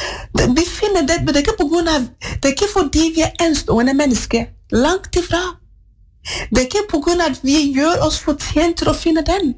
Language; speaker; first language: Norwegian; non-native, fluent; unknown